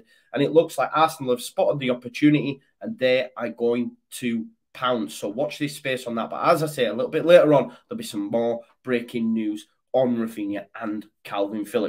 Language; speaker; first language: English; native; English